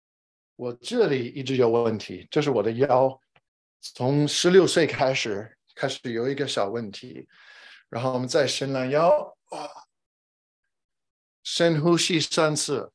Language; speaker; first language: Chinese; non-native, fluent; English